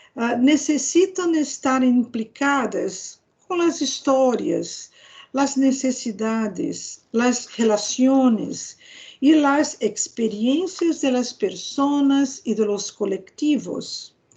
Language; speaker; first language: Spanish; non-native, fluent; Portuguese